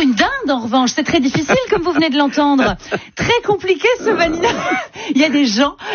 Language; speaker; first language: French; native; French